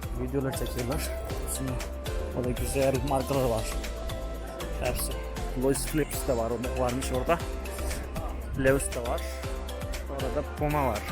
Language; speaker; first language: Turkish; non-native, fluent; Hindi